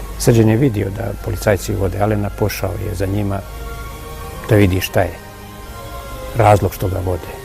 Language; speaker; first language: Bosnian; native; Bosnian